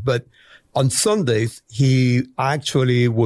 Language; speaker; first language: English; non-native, fluent; Spanish